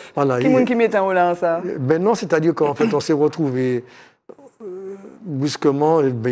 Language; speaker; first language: French; native; French